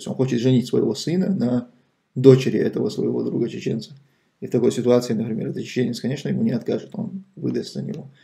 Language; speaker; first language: Russian; non-native, local second language; Chechen